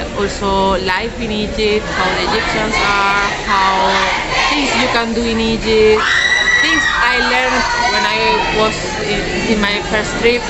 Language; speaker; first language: English; non-native, fluent; Spanish